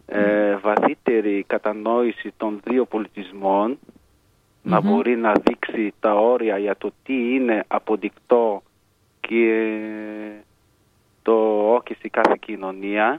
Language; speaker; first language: Greek; non-native, fluent; Arabic